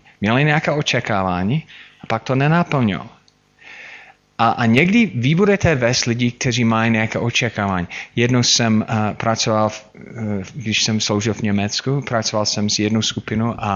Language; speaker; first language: Czech; non-native, fluent; English